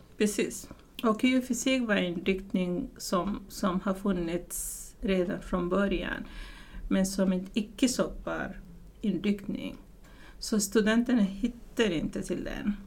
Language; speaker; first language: Swedish; non-native, fluent; Arabic